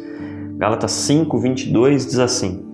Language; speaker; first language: Portuguese; native; Portuguese